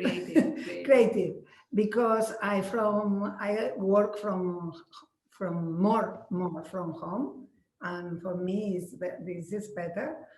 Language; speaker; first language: English; non-native, learner; Spanish